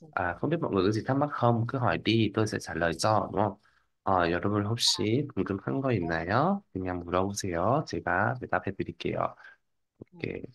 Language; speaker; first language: Korean; non-native, fluent; Vietnamese